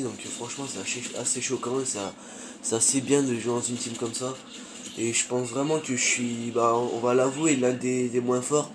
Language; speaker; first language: French; native; French